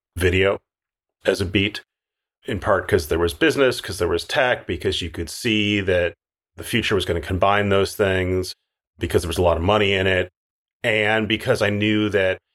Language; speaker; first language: English; native; English